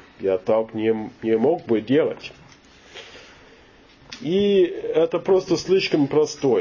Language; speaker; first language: Russian; non-native, learner; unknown